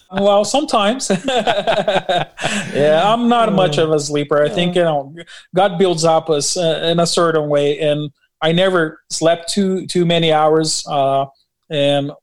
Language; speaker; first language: English; non-native, fluent; Portuguese